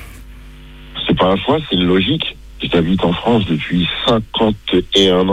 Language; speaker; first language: French; early bilingual, other home language; Bambara